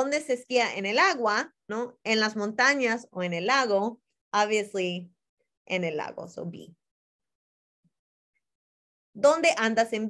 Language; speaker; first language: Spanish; non-native, fluent; English